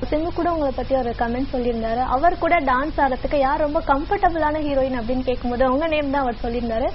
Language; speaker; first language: Tamil; native; Tamil